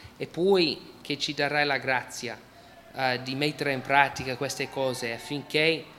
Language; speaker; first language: Italian; non-native, fluent; English